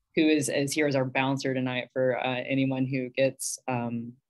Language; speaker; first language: English; native; English